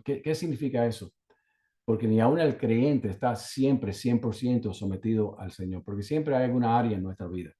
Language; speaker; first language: Spanish; native; Spanish